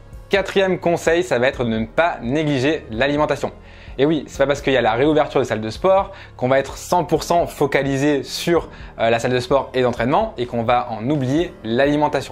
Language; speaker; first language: French; native; French